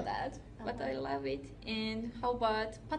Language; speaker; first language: English; non-native, learner; Japanese